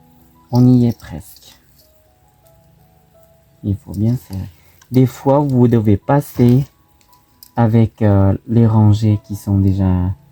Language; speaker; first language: French; non-native, fluent; Thai